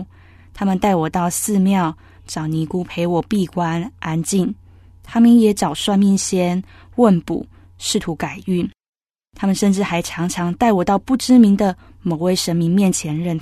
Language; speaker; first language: Chinese; native; Chinese